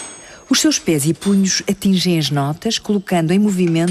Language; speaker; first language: Portuguese; native; Portuguese